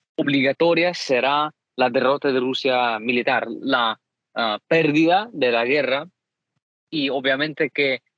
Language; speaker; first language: Spanish; non-native, fluent; Ukrainian